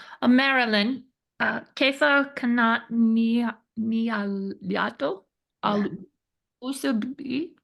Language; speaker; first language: Arabic; non-native, learner; English